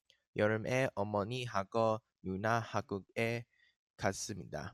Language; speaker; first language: Korean; non-native, learner; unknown